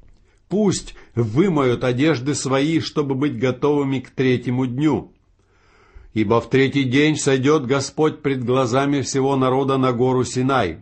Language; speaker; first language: Russian; native; Russian